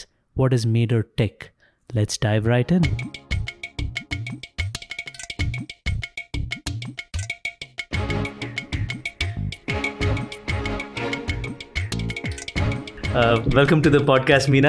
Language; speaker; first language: English; non-native, local second language; Tamil